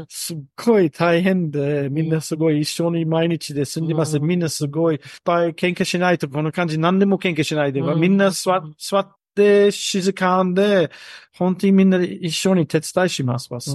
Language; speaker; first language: Japanese; non-native, learner; English